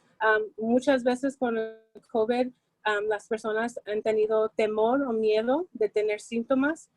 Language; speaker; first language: Spanish; early bilingual, heritage; Spanish